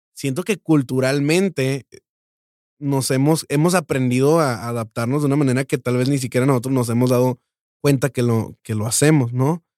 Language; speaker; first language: Spanish; native; Spanish